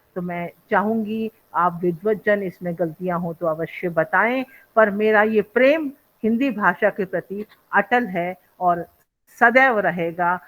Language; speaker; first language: Hindi; non-native, local second language; Bangla